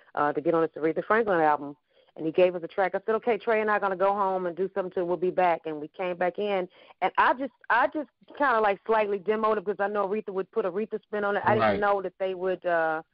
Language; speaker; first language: English; native; English